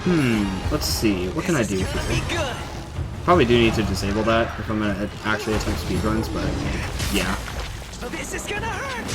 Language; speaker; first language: English; native; English